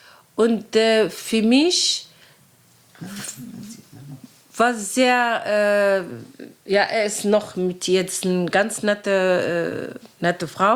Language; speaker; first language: German; non-native, fluent; Arabic